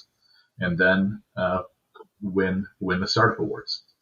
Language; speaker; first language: English; native; English